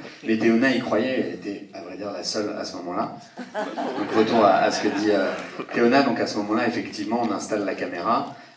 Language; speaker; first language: French; native; French